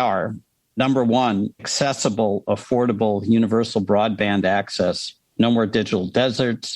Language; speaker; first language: English; native; English